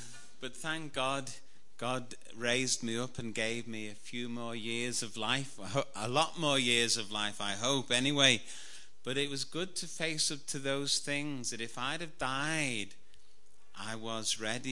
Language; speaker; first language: English; native; English